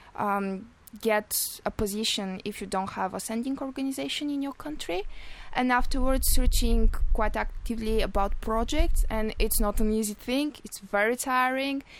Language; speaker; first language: English; non-native, fluent; Bulgarian